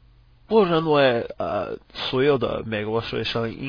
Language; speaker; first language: Chinese; non-native, learner; English